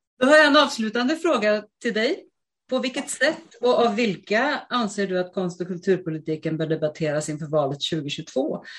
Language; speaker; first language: Swedish; native; Swedish